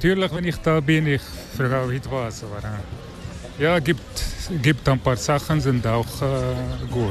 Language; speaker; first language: German; non-native, learner; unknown